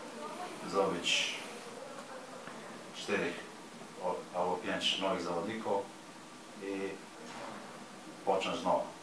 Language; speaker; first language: Polish; non-native, learner; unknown